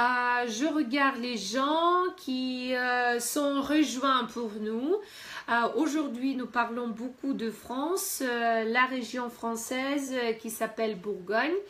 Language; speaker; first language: French; non-native, fluent; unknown